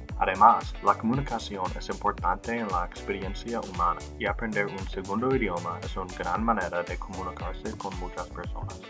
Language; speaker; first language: Spanish; non-native, learner; English